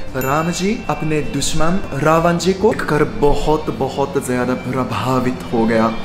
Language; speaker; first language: Hindi; non-native, fluent; Japanese